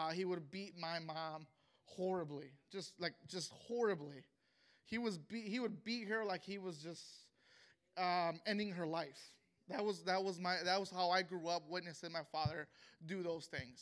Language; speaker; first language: English; native; English